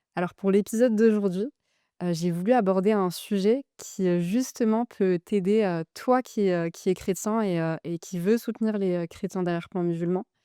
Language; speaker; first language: French; native; French